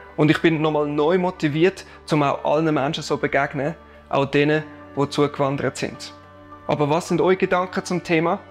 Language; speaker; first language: German; native; German